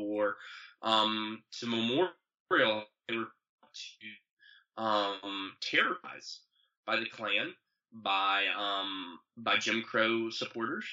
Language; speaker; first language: English; native; English